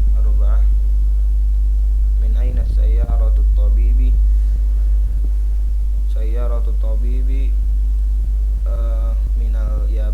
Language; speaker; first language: Arabic; non-native, learner; Indonesian